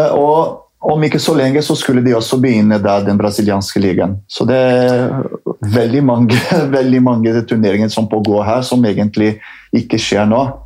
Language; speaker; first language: Norwegian; non-native, fluent; Portuguese